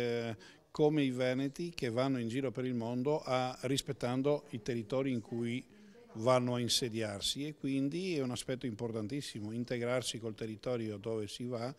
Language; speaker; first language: Italian; native; Italian